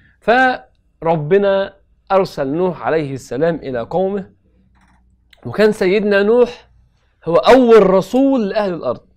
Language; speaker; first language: Arabic; native; Arabic